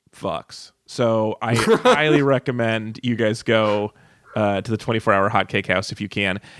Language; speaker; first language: English; native; English